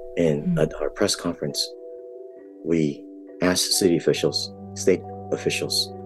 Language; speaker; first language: English; non-native, local second language; Filipino